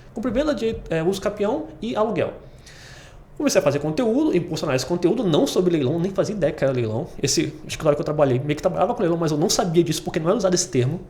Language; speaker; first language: Portuguese; native; Portuguese